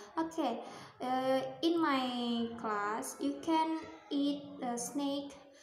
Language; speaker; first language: English; non-native, learner; Minangkabau